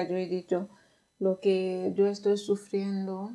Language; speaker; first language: Spanish; non-native, fluent; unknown